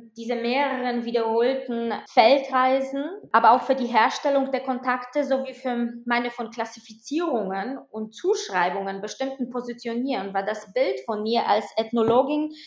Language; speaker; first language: German; non-native, fluent; Polish